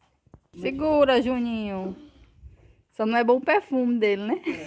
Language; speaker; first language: Portuguese; native; Portuguese